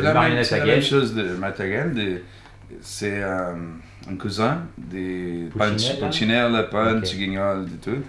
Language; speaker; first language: French; non-native, learner; Portuguese